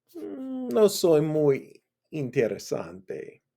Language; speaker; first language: Spanish; non-native, learner; English